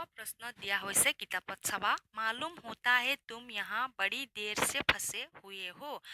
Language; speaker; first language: Hindi; non-native, local second language; Assamese